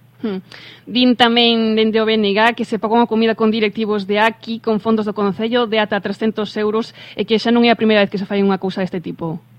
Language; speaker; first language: Galician; native; Galician